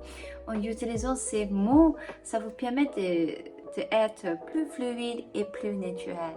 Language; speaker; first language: French; non-native, fluent; English